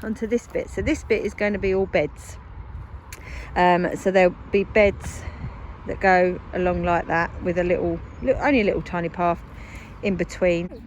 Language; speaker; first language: English; native; English